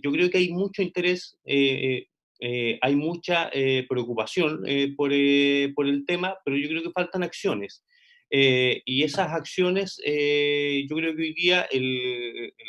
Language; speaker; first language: Spanish; native; Spanish